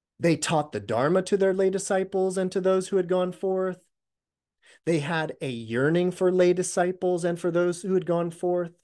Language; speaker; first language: English; native; English